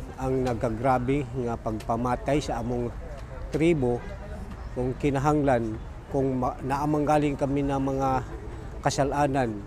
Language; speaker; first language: Cebuano; non-native, local second language; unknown